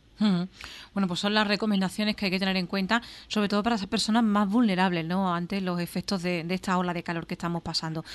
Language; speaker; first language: Spanish; native; Spanish